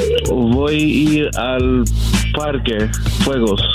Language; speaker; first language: Spanish; non-native, learner; English